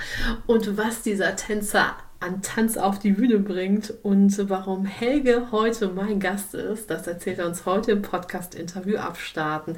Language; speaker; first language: German; native; German